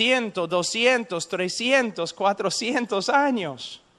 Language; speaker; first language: Spanish; non-native, fluent; English